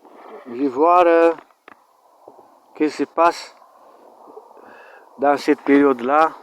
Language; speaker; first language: French; non-native, learner; Romanian